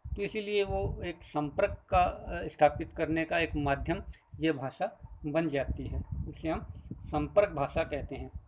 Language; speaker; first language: Hindi; native; Hindi